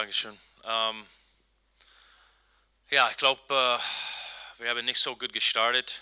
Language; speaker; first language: German; non-native, learner; English